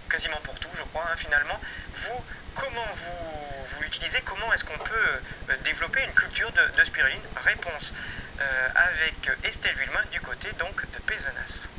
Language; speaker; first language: French; native; French